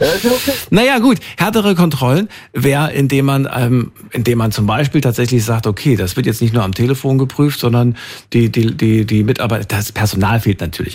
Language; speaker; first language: German; native; German